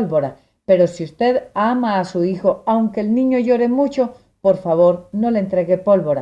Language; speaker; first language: Spanish; native; Spanish